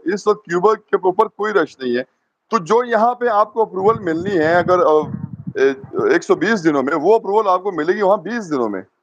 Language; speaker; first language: Urdu; non-native, local second language; Pashto